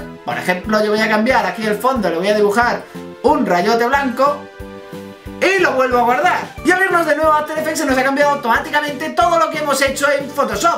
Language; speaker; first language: Spanish; native; Spanish